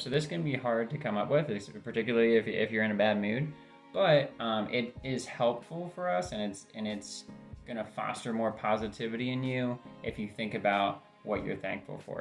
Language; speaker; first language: English; native; English